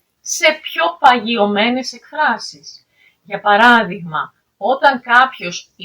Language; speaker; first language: Greek; native; Greek